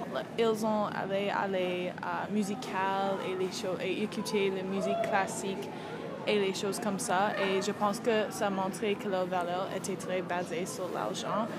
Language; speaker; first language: French; non-native, learner; English